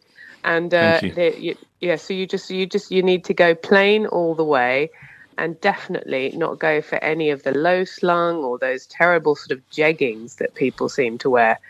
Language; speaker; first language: English; native; English